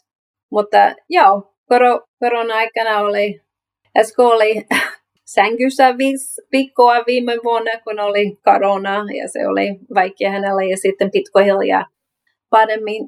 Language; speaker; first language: Finnish; non-native, learner; English